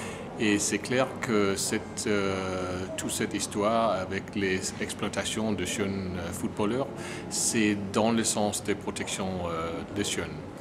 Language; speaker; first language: French; non-native, learner; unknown